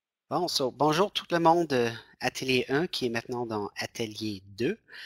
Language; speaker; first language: French; non-native, fluent; English